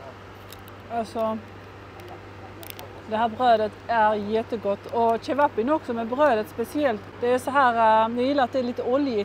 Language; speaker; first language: Swedish; native; Swedish